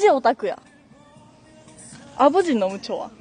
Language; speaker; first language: Korean; non-native, learner; Japanese